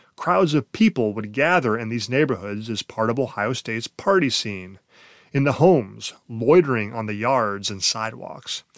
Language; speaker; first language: English; native; English